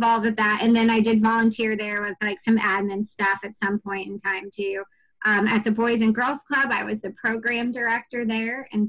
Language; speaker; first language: English; native; English